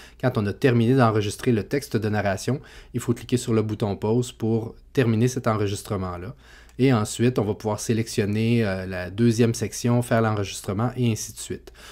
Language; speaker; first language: French; native; French